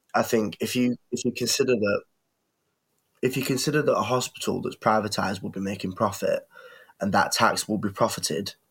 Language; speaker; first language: English; native; English